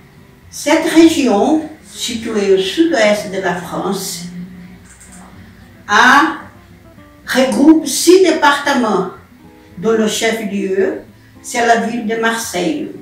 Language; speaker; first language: French; non-native, learner; Portuguese